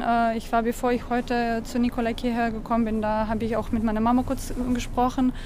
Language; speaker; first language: German; non-native, fluent; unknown